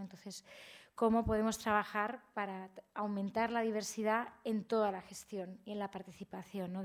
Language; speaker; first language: Spanish; native; Spanish